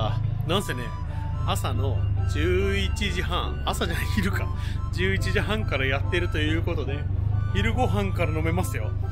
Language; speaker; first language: Japanese; native; Japanese